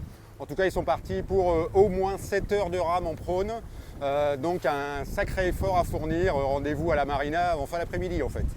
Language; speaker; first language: French; native; French